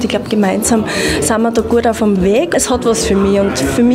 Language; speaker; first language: German; native; German